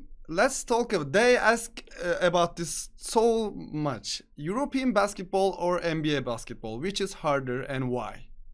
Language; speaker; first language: English; non-native, fluent; Turkish